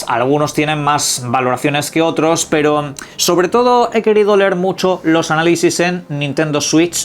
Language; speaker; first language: Spanish; native; Spanish